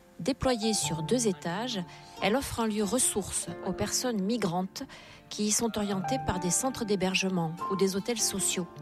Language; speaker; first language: French; native; French